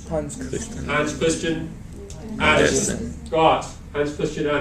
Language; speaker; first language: Danish; non-native, learner; English